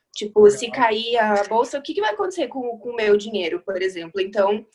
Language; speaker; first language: Portuguese; native; Portuguese